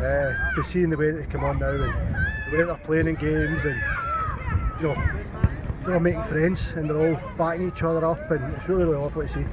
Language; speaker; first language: English; native; English